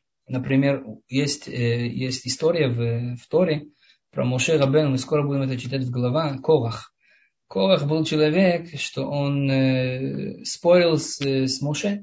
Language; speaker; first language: Russian; early bilingual, heritage; Russian